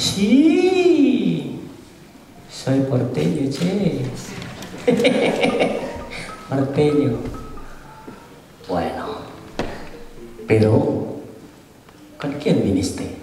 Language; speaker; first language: Spanish; non-native, fluent; Indonesian